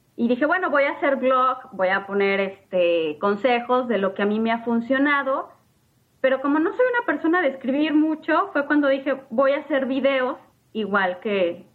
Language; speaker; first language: Spanish; native; Spanish